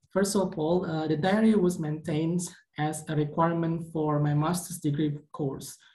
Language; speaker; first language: English; non-native, fluent; Indonesian